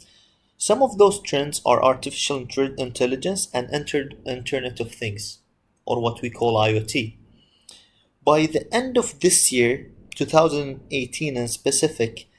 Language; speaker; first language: English; non-native, fluent; Arabic